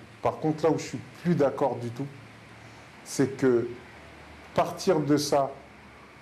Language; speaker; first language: French; native; French